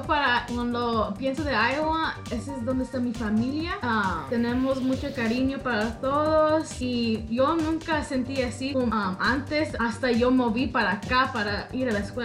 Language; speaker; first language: Spanish; early bilingual, heritage; English